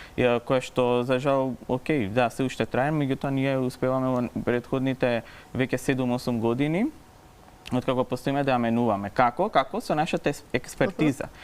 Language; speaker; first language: Macedonian; non-native, local second language; Romany